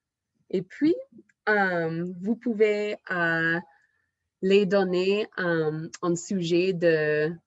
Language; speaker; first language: French; non-native, fluent; English